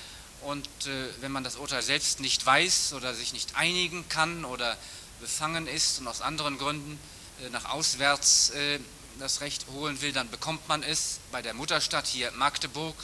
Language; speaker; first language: German; native; German